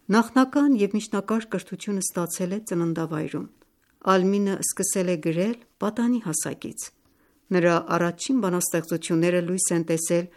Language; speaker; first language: Armenian; early bilingual, heritage; Armenian